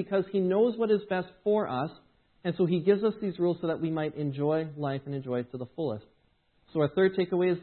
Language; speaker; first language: English; native; English